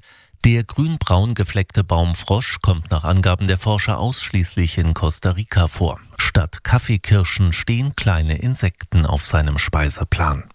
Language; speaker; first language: German; native; German